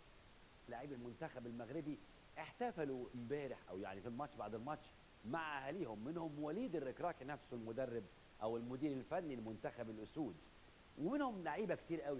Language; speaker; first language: Arabic; native; Arabic